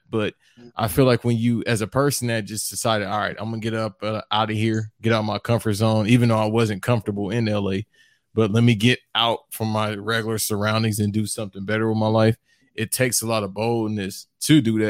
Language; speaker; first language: English; native; English